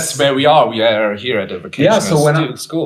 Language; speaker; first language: English; non-native, fluent; German